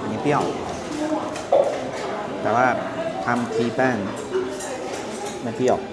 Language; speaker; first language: Thai; non-native, learner; Chinese